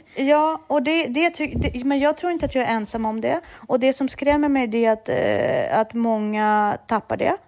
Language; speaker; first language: Swedish; early bilingual, other home language; Russian